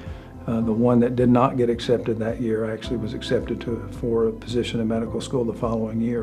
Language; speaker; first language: English; native; English